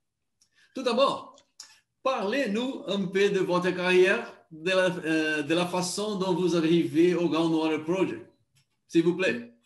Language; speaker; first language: French; non-native, learner; Portuguese